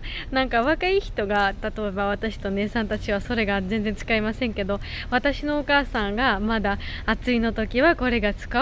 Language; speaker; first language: Japanese; non-native, learner; Georgian